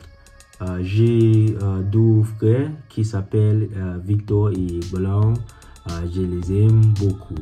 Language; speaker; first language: French; non-native, learner; Yoruba